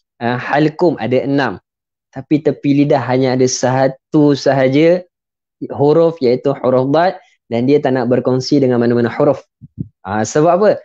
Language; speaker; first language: Malay; native; Malay